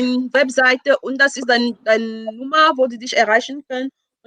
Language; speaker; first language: German; non-native, fluent; French